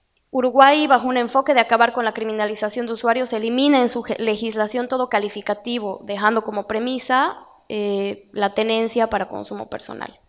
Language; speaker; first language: Spanish; native; Spanish